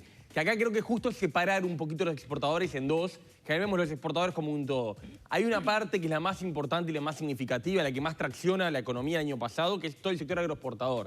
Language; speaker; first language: Spanish; native; Spanish